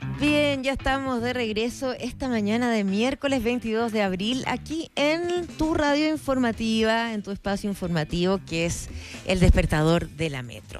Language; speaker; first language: Spanish; native; Spanish